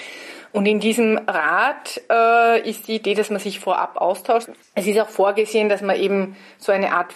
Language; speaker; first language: German; native; German